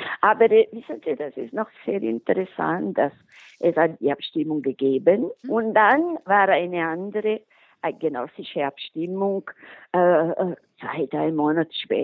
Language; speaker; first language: German; non-native, local second language; Italian